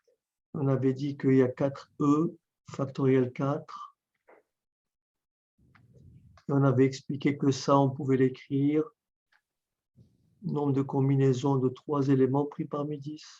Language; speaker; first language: French; native; French